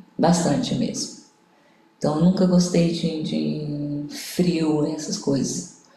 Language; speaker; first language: Portuguese; native; Portuguese